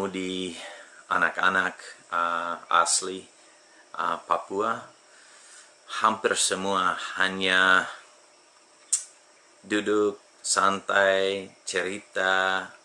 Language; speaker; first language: Indonesian; non-native, fluent; English